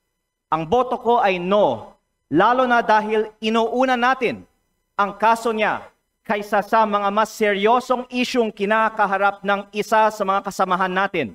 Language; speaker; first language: Filipino; native; Filipino